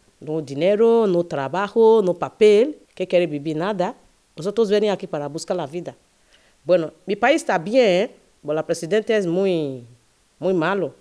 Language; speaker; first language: Spanish; non-native, learner; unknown